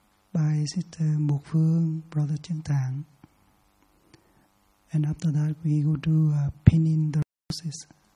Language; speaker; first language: English; non-native, learner; Vietnamese